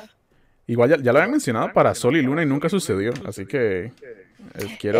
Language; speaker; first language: Spanish; native; Spanish